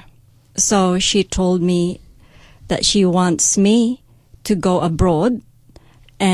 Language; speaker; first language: English; non-native, local second language; Hiligaynon